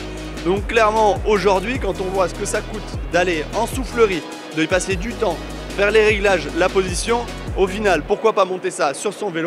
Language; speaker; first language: French; native; French